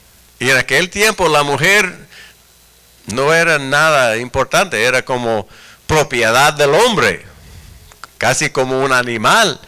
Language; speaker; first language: Spanish; non-native, fluent; English